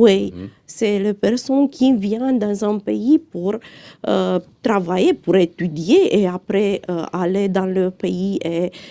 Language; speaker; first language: French; non-native, fluent; Romanian